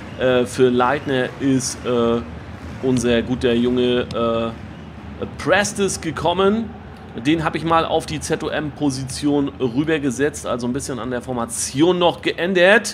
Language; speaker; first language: German; native; German